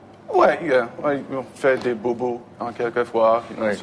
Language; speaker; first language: French; non-native, learner; English